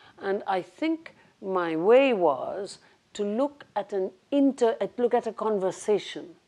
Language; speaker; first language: English; non-native, local second language; Bangla